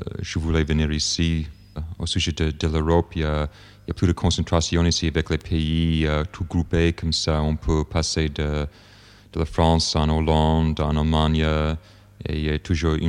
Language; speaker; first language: French; non-native, fluent; English